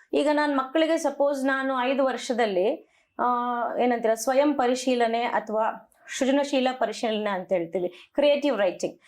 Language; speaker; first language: Kannada; non-native, local second language; Telugu